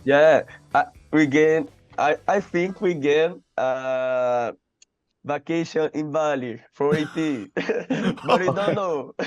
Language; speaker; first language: English; non-native, learner; Portuguese